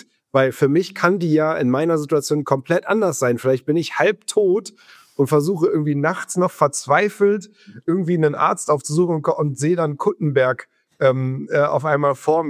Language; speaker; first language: German; native; German